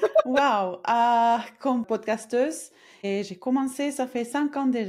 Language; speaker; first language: French; non-native, fluent; Spanish